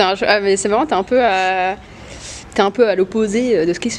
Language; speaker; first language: French; native; French